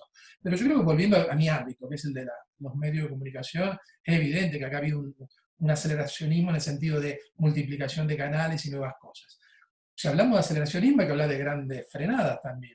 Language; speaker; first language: Spanish; native; Spanish